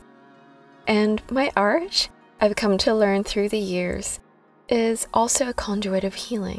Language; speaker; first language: English; native; English